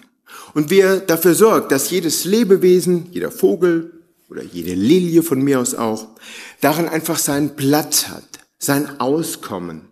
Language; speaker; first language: German; native; German